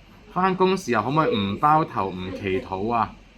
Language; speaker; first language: Cantonese; native; Cantonese